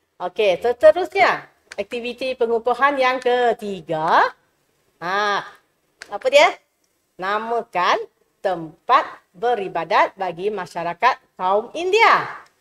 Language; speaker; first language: Malay; non-native, local second language; Chinese